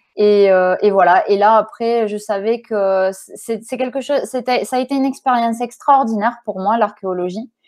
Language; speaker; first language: French; native; French